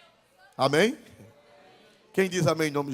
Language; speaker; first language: Portuguese; native; Portuguese